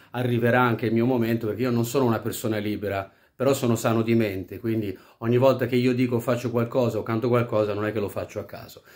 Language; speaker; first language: Italian; native; Italian